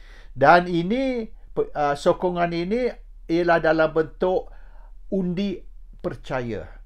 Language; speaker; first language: Malay; native; Malay